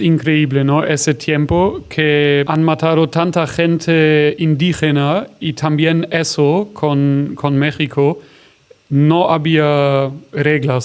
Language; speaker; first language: Spanish; non-native, fluent; German